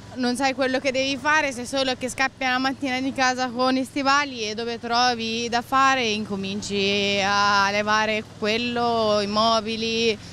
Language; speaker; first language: Italian; native; Italian